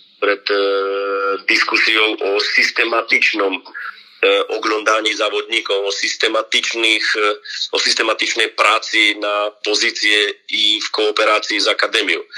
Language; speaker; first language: Polish; non-native, learner; Slovak